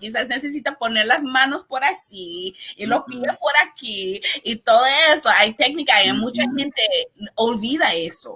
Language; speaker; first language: Spanish; non-native, learner; English